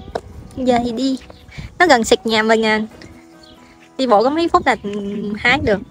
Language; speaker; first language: Vietnamese; native; Vietnamese